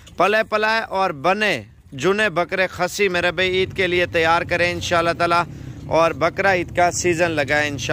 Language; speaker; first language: Urdu; non-native, local second language; Punjabi